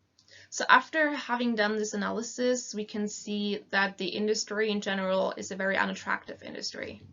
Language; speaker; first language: English; non-native, fluent; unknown